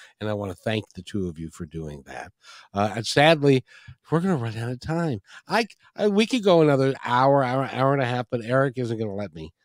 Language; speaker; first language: English; native; English